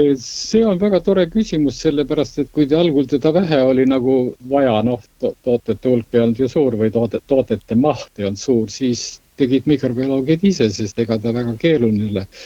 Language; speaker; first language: Estonian; native; Estonian